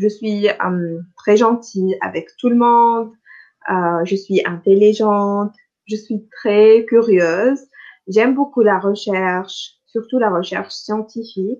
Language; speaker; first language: French; non-native, local second language; Arabic